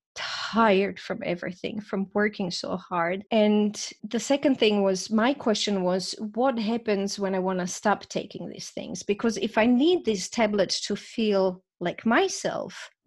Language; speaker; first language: English; non-native, fluent; Croatian